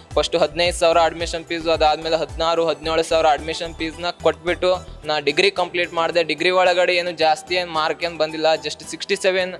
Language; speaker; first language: Kannada; native; Kannada